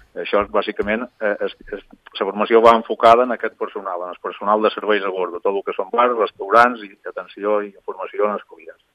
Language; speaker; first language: Catalan; native; Catalan